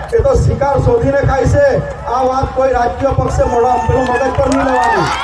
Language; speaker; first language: Gujarati; non-native, local second language; Kukna